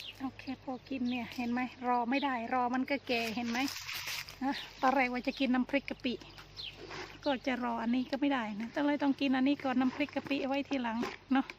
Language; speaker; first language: Thai; native; Thai